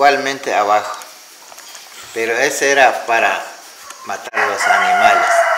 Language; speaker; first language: Spanish; non-native, local second language; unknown